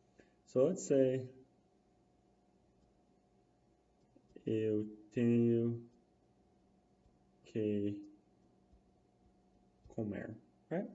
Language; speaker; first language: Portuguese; non-native, fluent; English